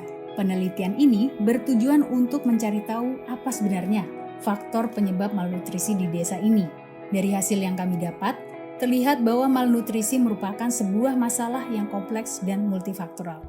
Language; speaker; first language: Indonesian; native; Indonesian